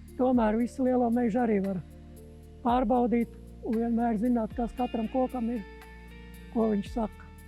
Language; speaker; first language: Latvian; native; Latvian